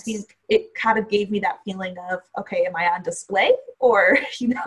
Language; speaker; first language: English; native; English